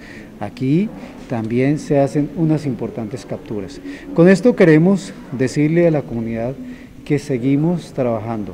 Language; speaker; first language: Spanish; native; Spanish